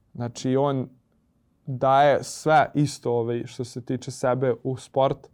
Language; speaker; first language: Serbian; native; Serbian